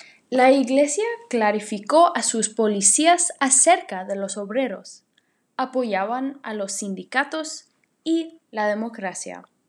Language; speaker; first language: Spanish; non-native, fluent; English